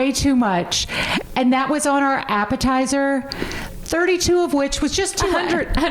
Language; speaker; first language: English; native; English